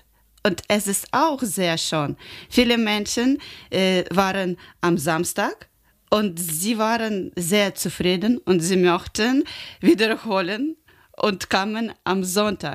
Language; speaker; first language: German; non-native, learner; Ukrainian